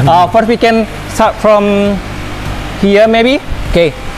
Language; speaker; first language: English; non-native, learner; Indonesian